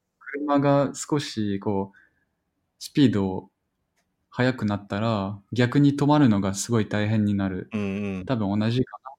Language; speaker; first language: Japanese; non-native, fluent; French